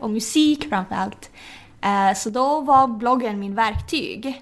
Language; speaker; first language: Swedish; early bilingual, other home language; Thai